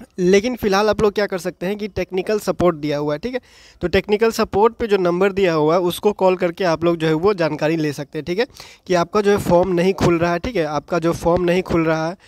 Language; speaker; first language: Hindi; native; Hindi